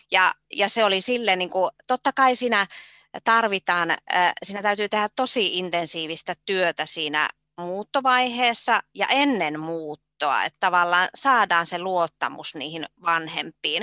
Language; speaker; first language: Finnish; native; Finnish